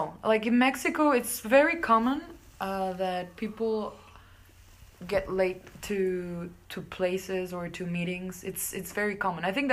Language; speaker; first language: English; non-native, fluent; Spanish